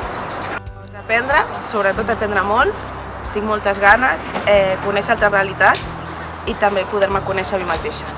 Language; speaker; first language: Catalan; non-native, local second language; Spanish